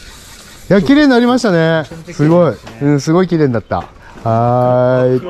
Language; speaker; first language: Japanese; native; Japanese